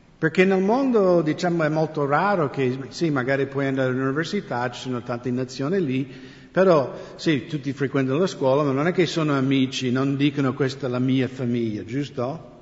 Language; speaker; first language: Italian; non-native, fluent; English